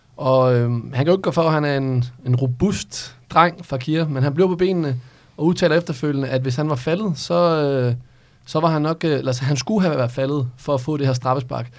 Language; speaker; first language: Danish; early bilingual, other home language; Serbian